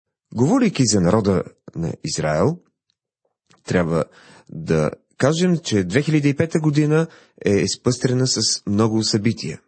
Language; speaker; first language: Bulgarian; native; Bulgarian